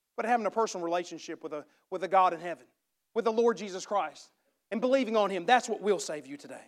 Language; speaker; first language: English; native; English